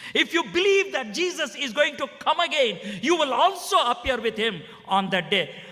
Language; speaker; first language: English; non-native, local second language; Telugu